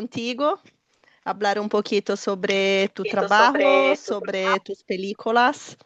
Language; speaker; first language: Spanish; non-native, fluent; Portuguese